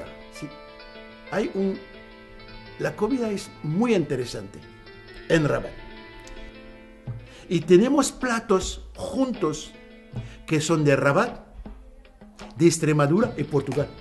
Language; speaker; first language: Spanish; non-native, fluent; Arabic